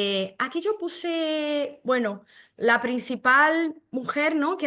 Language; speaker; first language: Spanish; non-native, fluent; Portuguese